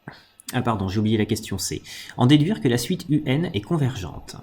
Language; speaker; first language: French; native; French